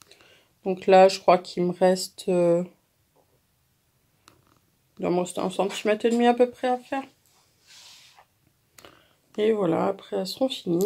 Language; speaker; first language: French; native; French